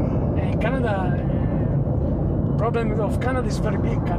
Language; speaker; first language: English; non-native, learner; Italian